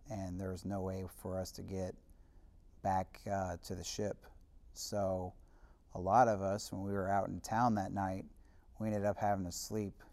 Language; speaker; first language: English; native; English